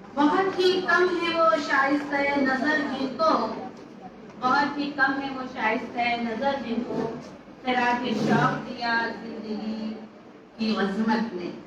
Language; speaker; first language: Urdu; native; Urdu